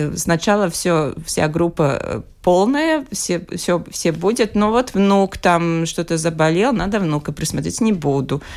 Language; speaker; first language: Russian; non-native, local second language; Latvian